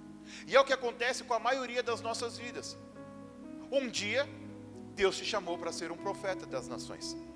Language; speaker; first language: Portuguese; native; Portuguese